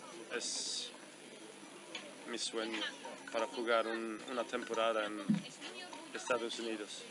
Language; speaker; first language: Spanish; non-native, fluent; Swedish